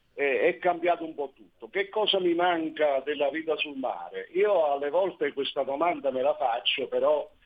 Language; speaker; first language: Italian; native; Italian